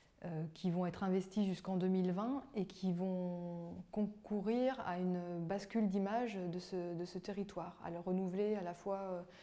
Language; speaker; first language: French; native; French